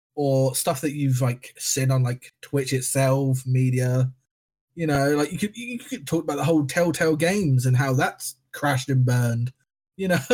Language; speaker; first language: English; native; English